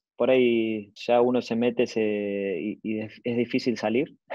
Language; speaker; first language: Spanish; native; Spanish